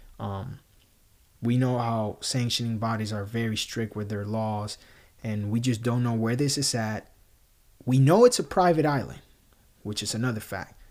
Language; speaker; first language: English; non-native, local second language; Spanish